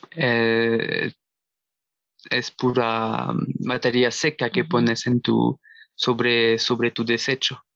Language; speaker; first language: Spanish; non-native, fluent; French